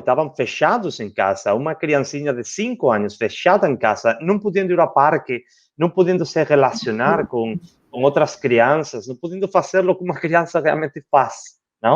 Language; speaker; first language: Portuguese; non-native, learner; Spanish